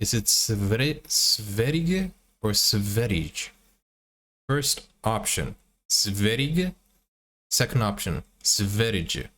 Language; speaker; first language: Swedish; non-native, learner; Portuguese